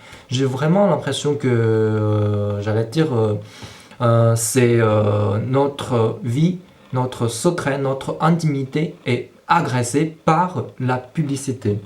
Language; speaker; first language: French; non-native, fluent; Chinese